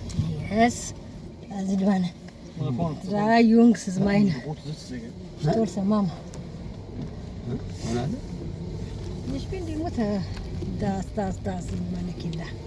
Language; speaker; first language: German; non-native, learner; Amharic